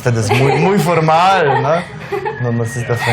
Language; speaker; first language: Spanish; non-native, learner; Polish